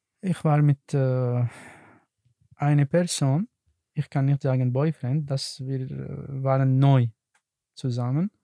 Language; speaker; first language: German; non-native, learner; Arabic